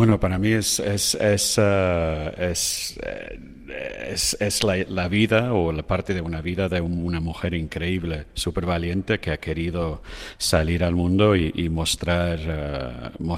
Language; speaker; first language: Spanish; non-native, fluent; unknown